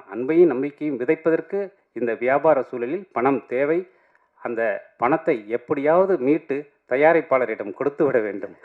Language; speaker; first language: Tamil; native; Tamil